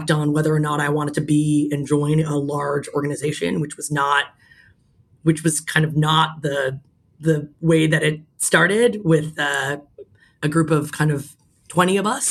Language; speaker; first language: English; native; English